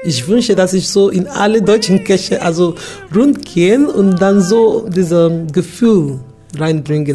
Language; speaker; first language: German; non-native, learner; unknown